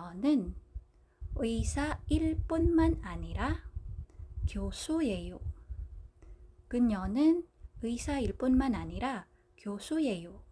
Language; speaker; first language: Korean; non-native, fluent; Filipino